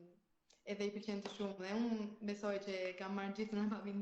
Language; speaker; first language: Albanian; early bilingual, heritage; Albanian